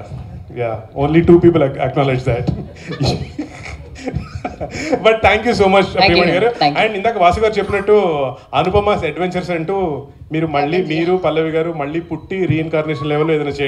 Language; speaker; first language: Telugu; native; Telugu